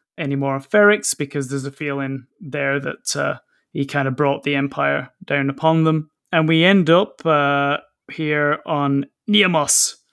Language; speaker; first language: English; native; English